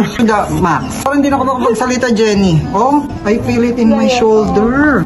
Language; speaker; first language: Filipino; native; Filipino